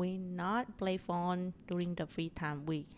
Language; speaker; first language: English; non-native, learner; Vietnamese